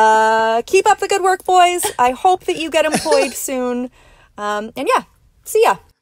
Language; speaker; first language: English; native; English